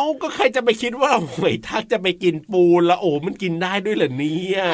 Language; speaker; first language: Thai; native; Thai